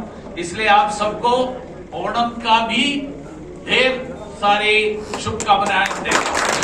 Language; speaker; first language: Hindi; non-native, local second language; Malayalam